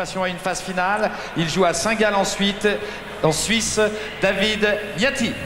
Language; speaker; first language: French; native; French